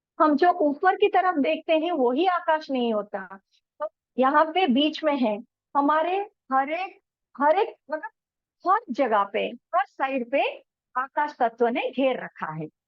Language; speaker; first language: Hindi; non-native, local second language; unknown